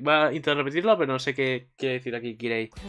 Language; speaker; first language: Spanish; native; Spanish